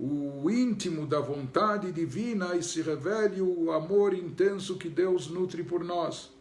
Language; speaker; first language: Portuguese; native; Portuguese